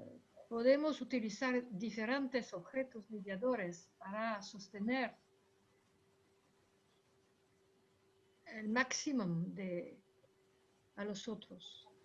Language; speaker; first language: Spanish; non-native, fluent; French